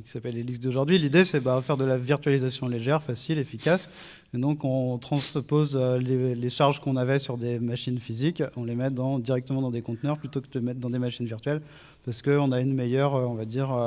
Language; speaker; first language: French; native; French